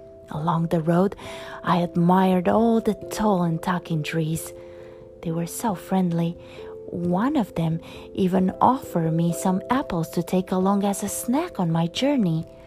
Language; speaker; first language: English; non-native, fluent; Romanian